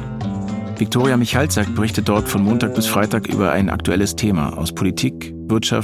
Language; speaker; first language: German; native; German